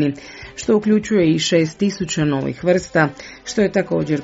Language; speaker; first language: Croatian; native; Croatian